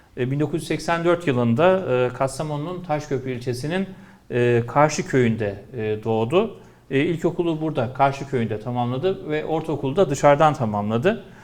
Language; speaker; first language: Turkish; native; Turkish